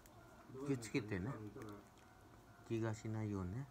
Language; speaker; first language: Japanese; non-native, learner; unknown